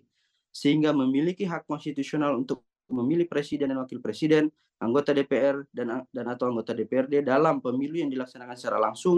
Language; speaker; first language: Indonesian; native; Indonesian